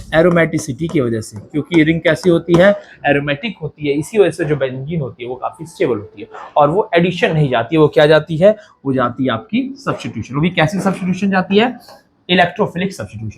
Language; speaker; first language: Hindi; native; Hindi